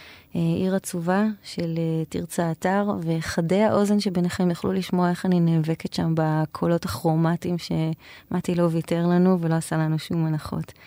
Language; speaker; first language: Hebrew; native; Hebrew